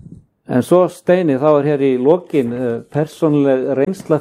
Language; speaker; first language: Icelandic; native; Icelandic